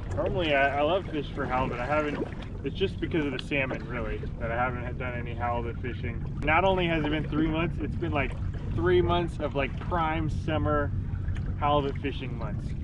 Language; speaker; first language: English; native; English